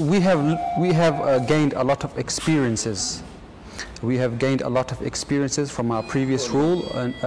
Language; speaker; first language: English; non-native, fluent; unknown